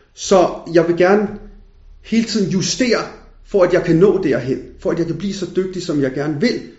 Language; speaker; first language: Danish; early bilingual, other home language; Punjabi